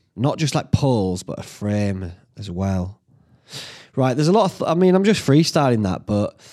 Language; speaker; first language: English; native; English